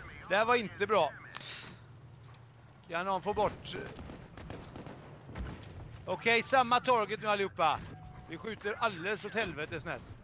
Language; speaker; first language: Swedish; native; Swedish